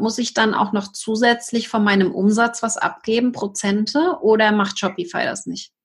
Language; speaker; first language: German; native; German